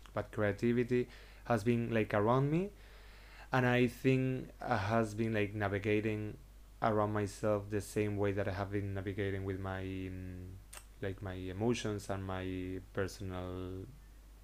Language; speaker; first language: English; non-native, fluent; Spanish